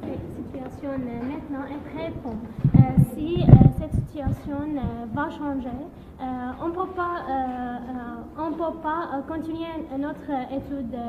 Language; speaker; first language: French; non-native, learner; Arabic